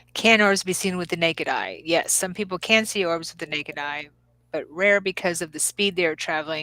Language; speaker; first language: English; native; English